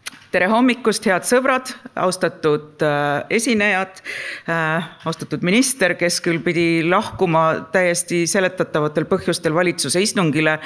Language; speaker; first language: Estonian; native; Estonian